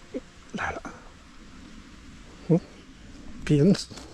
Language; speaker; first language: Chinese; native; Chinese